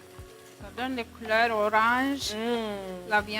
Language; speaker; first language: French; non-native, learner; Turkish